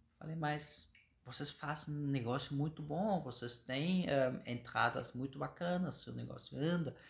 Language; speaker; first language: Portuguese; non-native, fluent; German